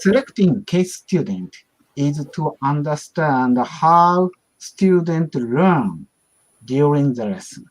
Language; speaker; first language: English; non-native, learner; Japanese